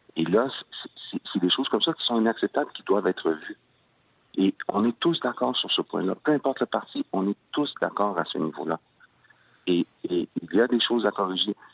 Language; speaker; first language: French; early bilingual, other home language; Spanish